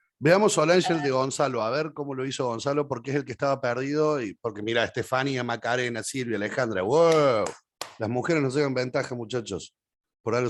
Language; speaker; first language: Spanish; native; Spanish